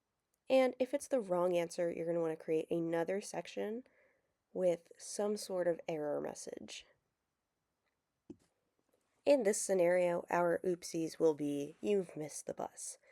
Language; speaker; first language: English; native; English